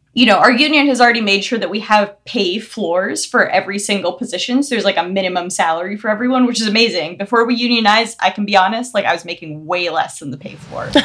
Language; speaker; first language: English; early bilingual, other home language; Hindi